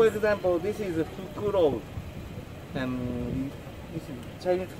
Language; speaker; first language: English; non-native, learner; Japanese